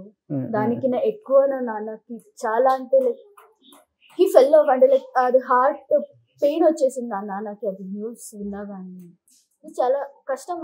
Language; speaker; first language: Telugu; non-native, local second language; Kannada